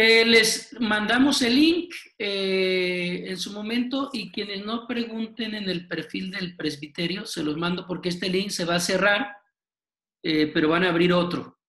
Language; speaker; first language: Spanish; native; Spanish